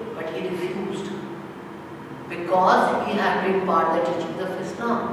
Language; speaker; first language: English; non-native, local second language; Urdu